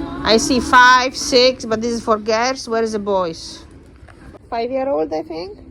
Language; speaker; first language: English; non-native, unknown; Polish